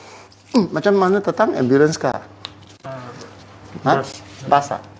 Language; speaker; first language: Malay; non-native, local second language; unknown